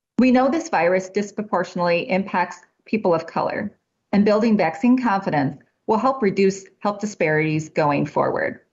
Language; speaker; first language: English; native; English